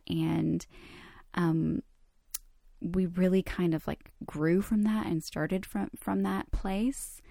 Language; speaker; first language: English; early bilingual, other home language; Croatian